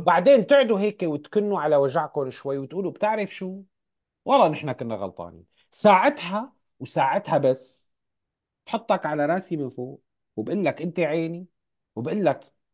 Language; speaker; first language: Arabic; native; Arabic